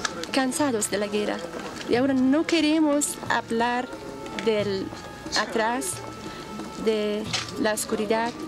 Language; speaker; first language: Spanish; non-native, fluent; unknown